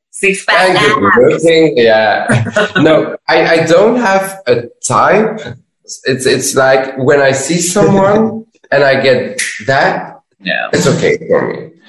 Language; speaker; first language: English; non-native, fluent; Dutch